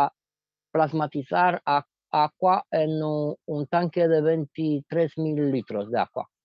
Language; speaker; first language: Spanish; non-native, fluent; Romanian